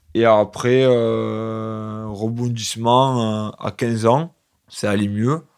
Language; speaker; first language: French; native; French